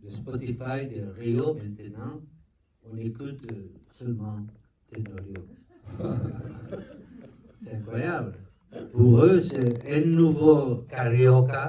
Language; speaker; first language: French; non-native, learner; Spanish